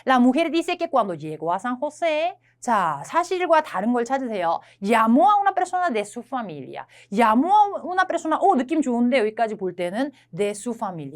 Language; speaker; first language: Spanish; non-native, fluent; Korean